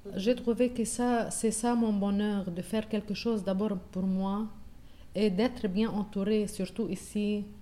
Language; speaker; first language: French; non-native, local second language; Arabic